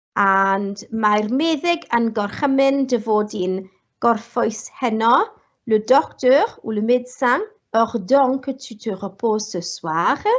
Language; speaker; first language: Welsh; non-native, local second language; English